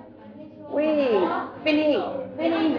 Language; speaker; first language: French; non-native, learner; English